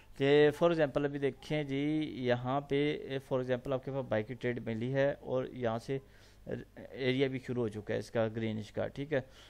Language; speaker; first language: Urdu; non-native, local second language; Punjabi